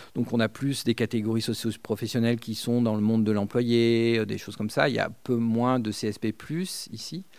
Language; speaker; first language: French; non-native, fluent; Spanish